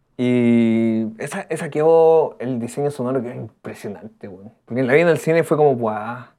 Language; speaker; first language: Spanish; native; Spanish